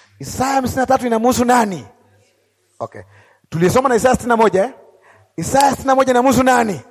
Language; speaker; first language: Swahili; native; Swahili